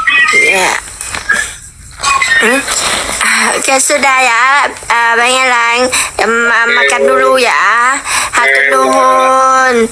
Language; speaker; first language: Indonesian; non-native, learner; Vietnamese